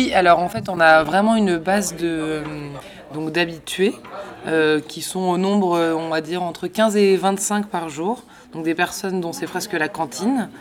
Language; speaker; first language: French; native; French